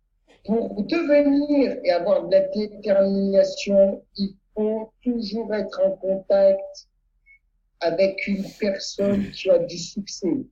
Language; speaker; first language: French; non-native, fluent; Italian